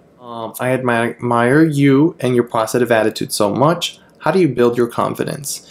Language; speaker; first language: English; non-native, fluent; Spanish